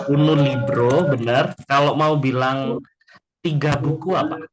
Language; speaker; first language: Indonesian; native; Indonesian